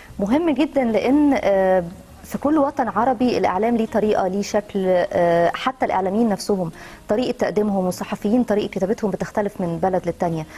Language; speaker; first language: Arabic; native; Arabic